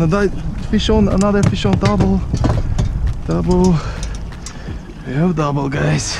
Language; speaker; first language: English; non-native, learner; Ukrainian